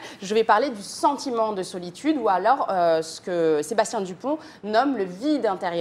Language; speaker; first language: French; native; French